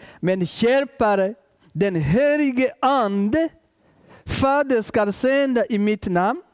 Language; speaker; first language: Swedish; non-native, fluent; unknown